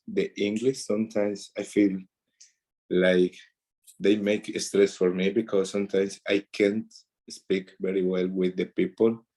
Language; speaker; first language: English; non-native, learner; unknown